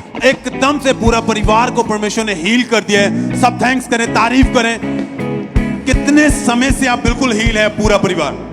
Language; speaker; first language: Hindi; native; Hindi